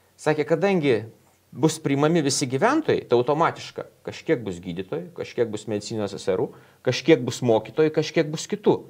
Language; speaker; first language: Lithuanian; native; Lithuanian